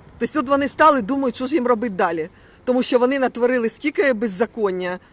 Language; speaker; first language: Ukrainian; native; Ukrainian